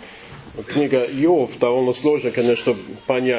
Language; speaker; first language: Russian; non-native, learner; English